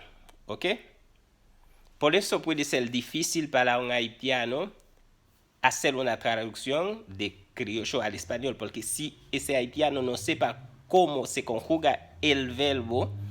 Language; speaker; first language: Spanish; non-native, fluent; Haitian Creole